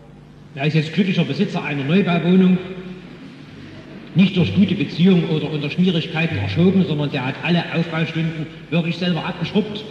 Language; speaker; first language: German; native; German